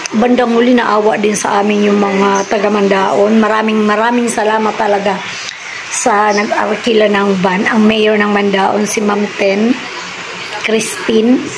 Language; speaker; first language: Filipino; non-native, local second language; Masbatenyo